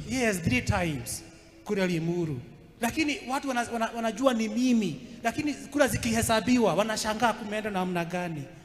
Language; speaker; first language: Swahili; non-native, local second language; Kikuyu